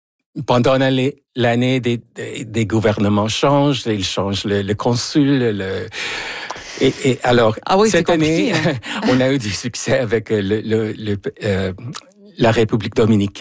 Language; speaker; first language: French; non-native, fluent; Spanish